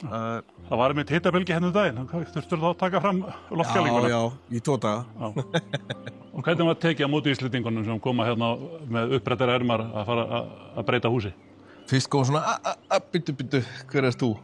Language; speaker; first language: Icelandic; native; Icelandic